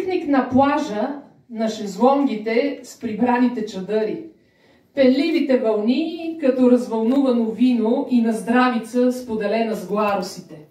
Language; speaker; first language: Bulgarian; native; Bulgarian